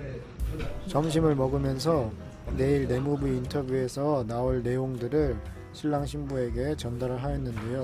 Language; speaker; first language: Korean; native; Korean